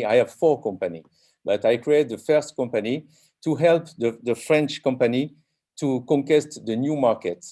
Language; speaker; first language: English; non-native, learner; French